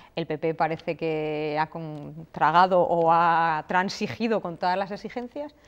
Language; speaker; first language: Spanish; native; Spanish